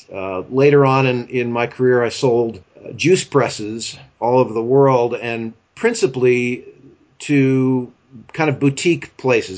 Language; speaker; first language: English; native; English